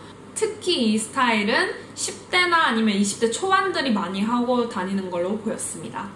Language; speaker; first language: Korean; early bilingual, heritage; Korean